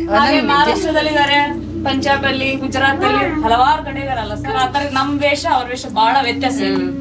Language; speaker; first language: Kannada; non-native, local second language; Lambadi